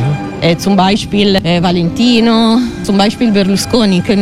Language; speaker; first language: German; non-native, learner; Italian